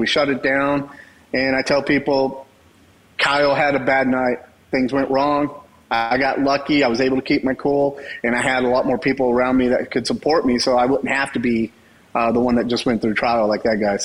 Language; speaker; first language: English; native; English